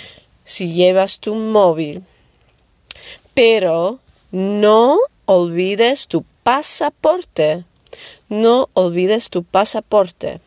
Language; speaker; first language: Spanish; non-native, fluent; Dutch